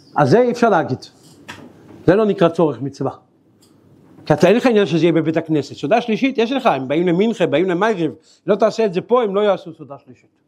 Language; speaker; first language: Hebrew; native; Hebrew